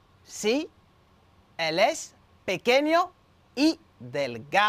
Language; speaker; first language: Spanish; non-native, fluent; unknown